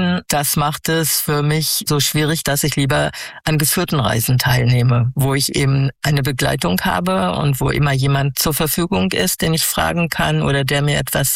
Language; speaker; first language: German; native; German